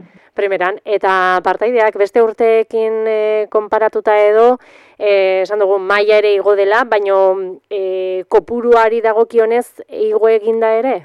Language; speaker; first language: Basque; native; Basque